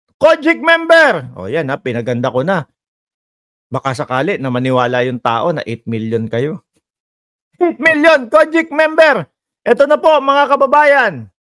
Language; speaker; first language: Filipino; native; Filipino